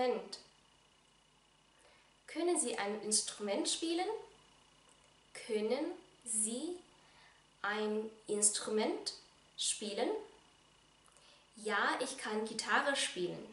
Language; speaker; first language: German; non-native, fluent; Vietnamese